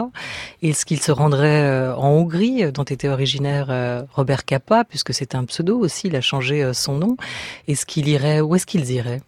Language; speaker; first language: French; native; French